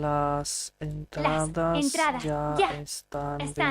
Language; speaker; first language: Spanish; non-native, learner; English